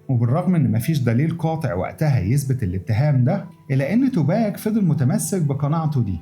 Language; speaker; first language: Arabic; native; Arabic